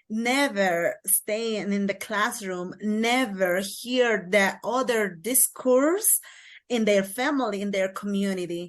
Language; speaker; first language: English; non-native, learner; Kaqchikel